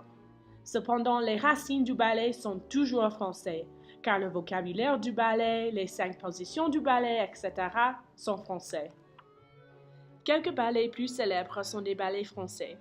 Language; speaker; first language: French; non-native, learner; English